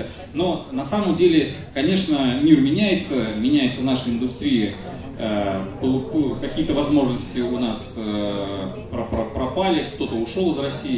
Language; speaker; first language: Russian; native; Russian